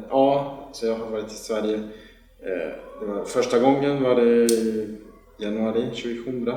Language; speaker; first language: Swedish; non-native, fluent; Spanish